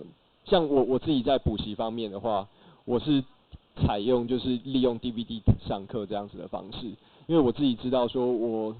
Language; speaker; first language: Chinese; native; Chinese